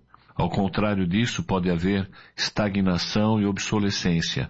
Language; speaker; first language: Portuguese; native; Portuguese